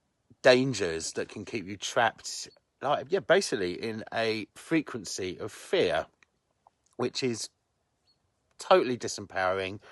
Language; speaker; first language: English; native; English